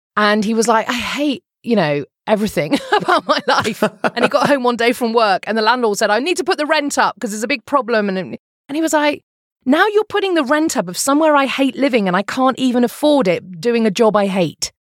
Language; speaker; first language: English; native; English